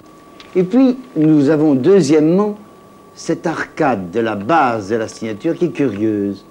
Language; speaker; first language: French; native; French